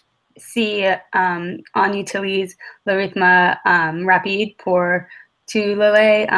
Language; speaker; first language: French; non-native, learner; English